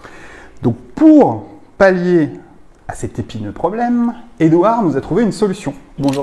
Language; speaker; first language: French; native; French